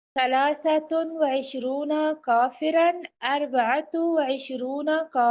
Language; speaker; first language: Arabic; non-native, learner; Urdu